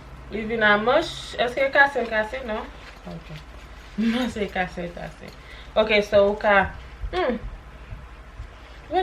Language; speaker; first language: French; non-native, local second language; Haitian Creole